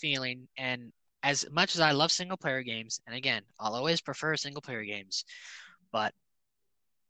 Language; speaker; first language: English; native; English